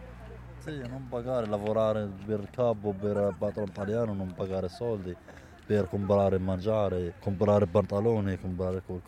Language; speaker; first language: Italian; non-native, learner; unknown